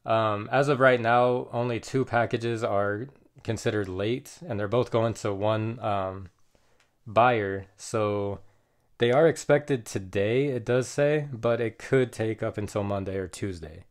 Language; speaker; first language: English; native; English